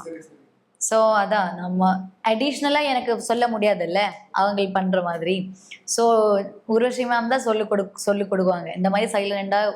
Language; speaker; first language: Tamil; non-native, learner; Malayalam